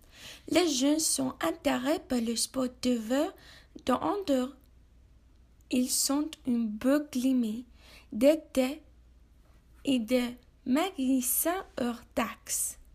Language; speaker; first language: French; non-native, learner; English